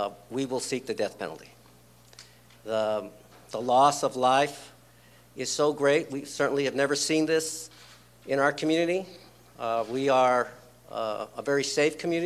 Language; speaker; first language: English; early bilingual, other home language; Spanish